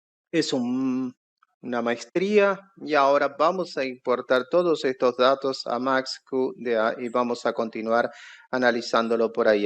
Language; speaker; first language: Spanish; non-native, fluent; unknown